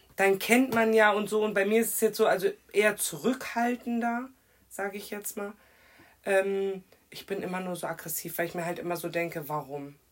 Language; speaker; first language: German; native; German